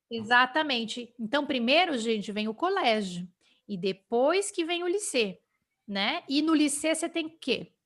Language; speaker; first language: Portuguese; native; Portuguese